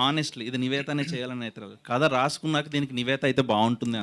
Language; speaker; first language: Telugu; native; Telugu